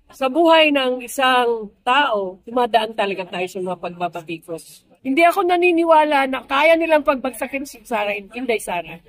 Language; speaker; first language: Filipino; non-native, local second language; Cebuano